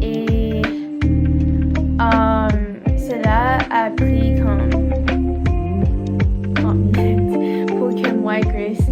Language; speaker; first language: French; non-native, learner; English